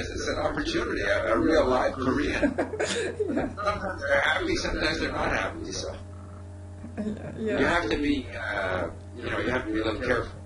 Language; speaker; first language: English; non-native, fluent; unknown